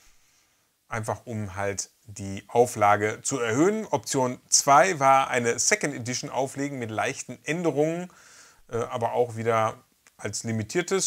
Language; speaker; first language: German; native; German